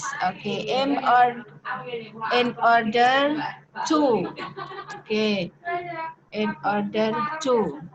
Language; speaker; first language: English; non-native, learner; Indonesian